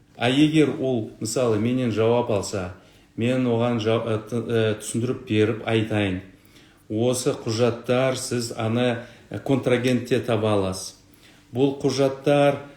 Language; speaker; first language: Kazakh; non-native, local second language; Russian